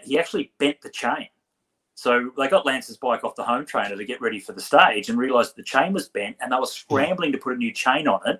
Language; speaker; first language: English; native; English